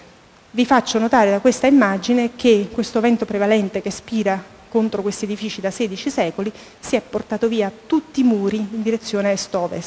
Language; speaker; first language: Italian; native; Italian